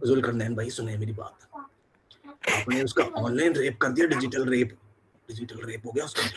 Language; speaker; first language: Urdu; non-native, local second language; Punjabi